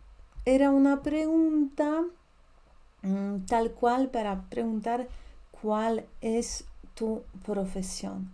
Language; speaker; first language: Spanish; non-native, fluent; Polish